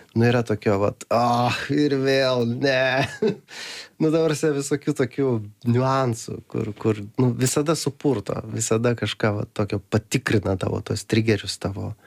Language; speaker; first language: Lithuanian; native; Lithuanian